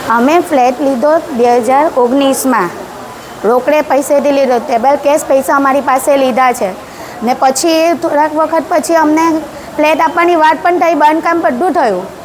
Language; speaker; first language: Gujarati; native; Gujarati